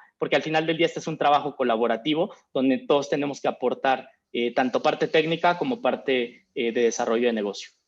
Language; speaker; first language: Spanish; native; Spanish